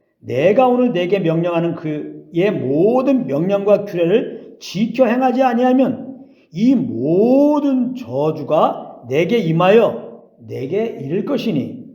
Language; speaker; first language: Korean; native; Korean